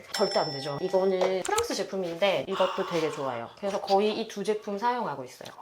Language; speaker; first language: Korean; native; Korean